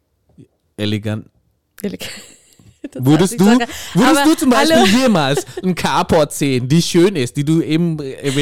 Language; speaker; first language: German; non-native, fluent; Indonesian